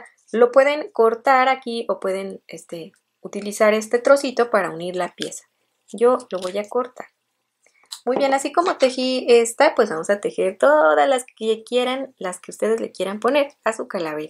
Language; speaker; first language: Spanish; native; Spanish